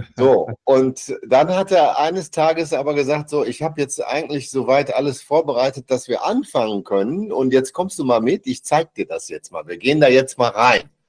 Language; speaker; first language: German; native; German